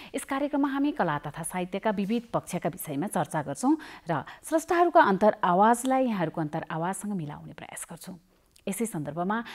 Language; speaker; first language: Nepali; native; Nepali